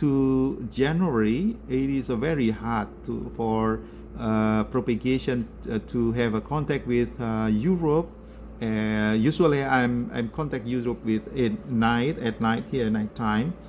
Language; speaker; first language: English; non-native, learner; Indonesian